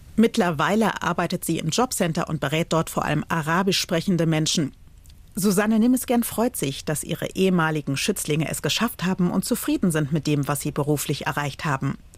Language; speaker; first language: German; native; German